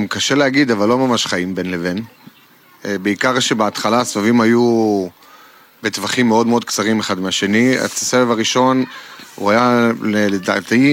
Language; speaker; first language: Hebrew; native; Hebrew